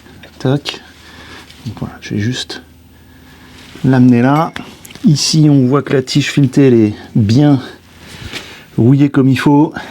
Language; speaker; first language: French; native; French